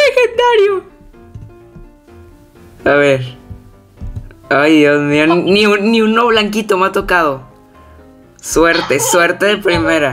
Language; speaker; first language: Spanish; native; Spanish